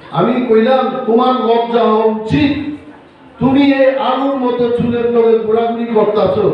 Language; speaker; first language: Bangla; non-native, local second language; Kok Borok